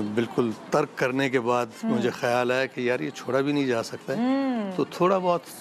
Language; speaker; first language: Urdu; native; Urdu